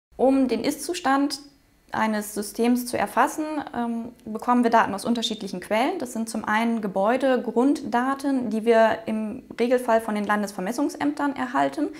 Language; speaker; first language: German; native; German